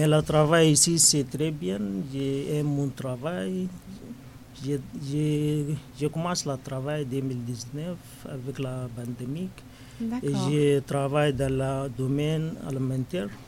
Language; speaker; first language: French; non-native, learner; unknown